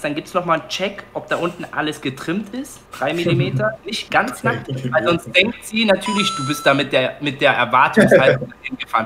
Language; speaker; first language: German; native; German